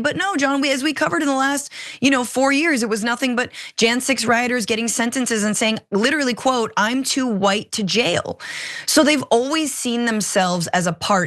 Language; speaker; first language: English; native; English